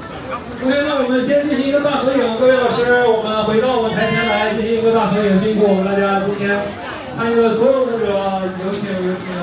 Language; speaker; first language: Chinese; native; Chinese